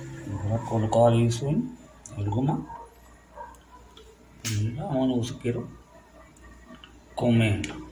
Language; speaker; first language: Portuguese; non-native, learner; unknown